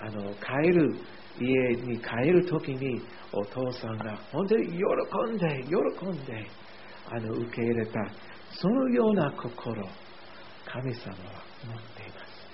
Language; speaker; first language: Japanese; non-native, fluent; English